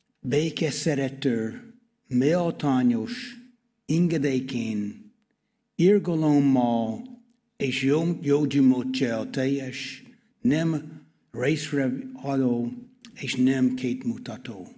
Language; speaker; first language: Hungarian; non-native, learner; English